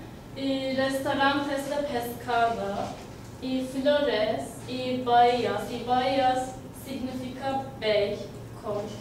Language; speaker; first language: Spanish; non-native, learner; Turkish